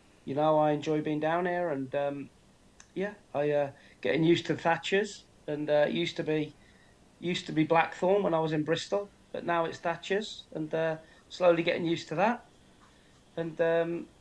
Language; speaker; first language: English; native; English